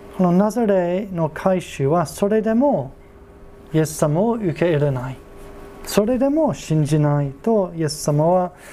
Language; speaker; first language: Japanese; non-native, fluent; English